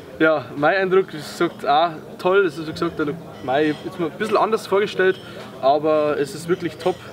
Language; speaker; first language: German; native; German